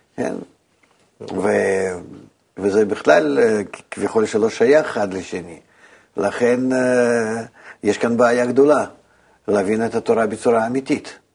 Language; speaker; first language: Hebrew; non-native, fluent; Russian